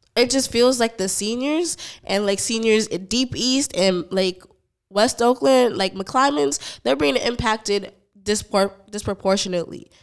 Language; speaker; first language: English; native; English